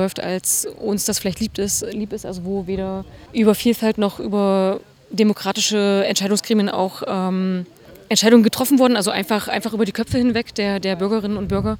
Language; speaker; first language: German; native; German